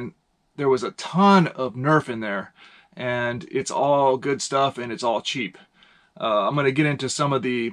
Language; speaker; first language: English; native; English